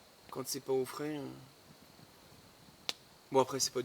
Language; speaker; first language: French; native; French